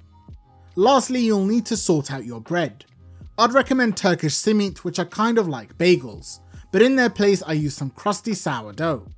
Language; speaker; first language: English; native; English